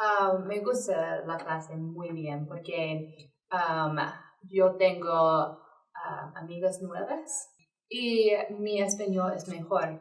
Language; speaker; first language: Spanish; non-native, learner; English